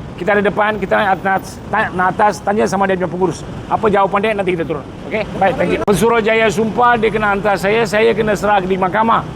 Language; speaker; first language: Malay; non-native, local second language; Tamil